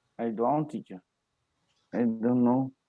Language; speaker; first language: English; non-native, learner; Spanish